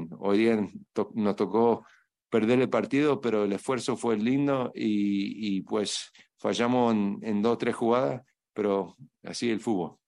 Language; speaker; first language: Spanish; non-native, fluent; English